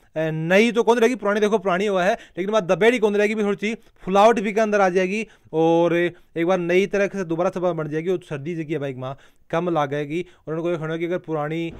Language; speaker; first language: Hindi; native; Hindi